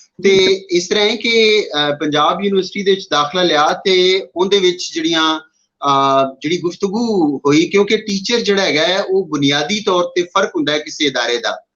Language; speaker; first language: Punjabi; native; Punjabi